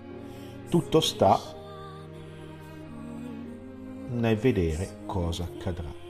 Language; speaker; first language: Italian; native; Italian